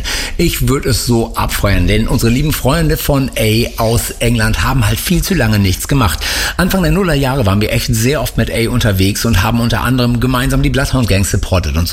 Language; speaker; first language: German; native; German